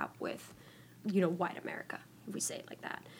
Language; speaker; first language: English; non-native, fluent; Spanish